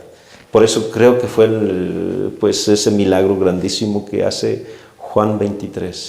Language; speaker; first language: Spanish; native; Spanish